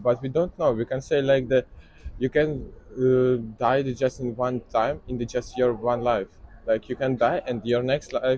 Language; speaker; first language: English; non-native, learner; Russian